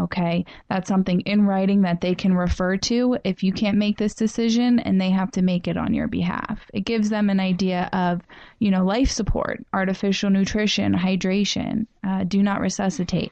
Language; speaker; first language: English; native; English